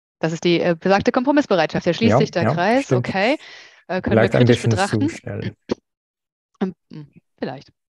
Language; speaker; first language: German; native; German